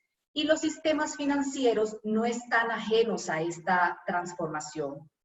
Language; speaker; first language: Spanish; native; Spanish